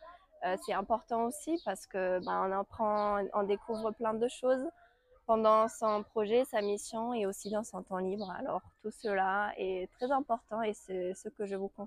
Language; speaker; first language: French; non-native, fluent; German